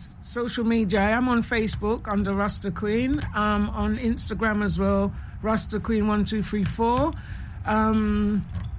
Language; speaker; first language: English; native; English